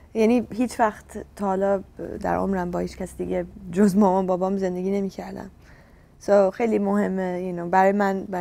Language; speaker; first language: Persian; early bilingual, heritage; Persian